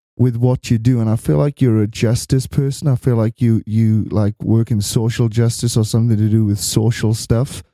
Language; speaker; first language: English; native; English